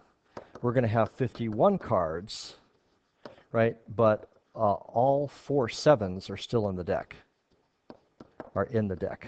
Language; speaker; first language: English; native; English